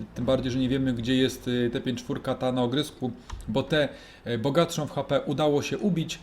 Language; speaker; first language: Polish; native; Polish